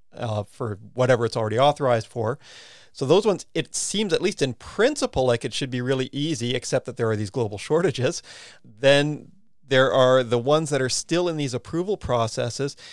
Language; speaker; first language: English; native; English